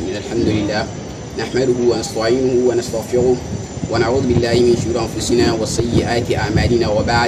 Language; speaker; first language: Arabic; non-native, learner; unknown